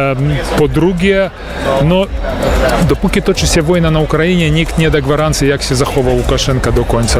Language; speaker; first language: Polish; early bilingual, heritage; Polish